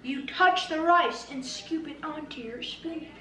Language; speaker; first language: English; native; English